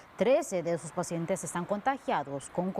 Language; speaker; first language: Spanish; native; Spanish